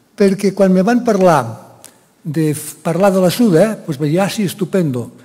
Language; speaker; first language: Catalan; native; Catalan